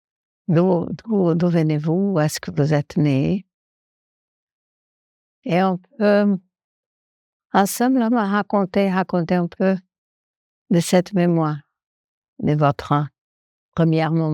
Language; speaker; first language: French; non-native, fluent; Portuguese